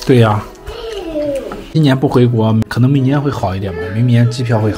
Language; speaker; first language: Chinese; non-native, fluent; English